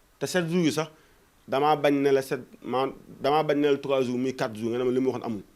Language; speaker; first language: Wolof; non-native, local second language; Fula